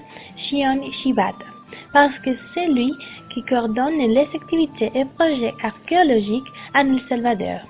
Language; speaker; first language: French; non-native, learner; Spanish